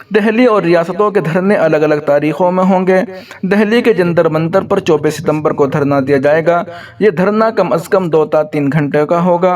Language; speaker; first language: Urdu; native; Urdu